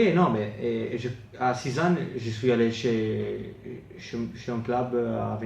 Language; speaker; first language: French; non-native, fluent; Italian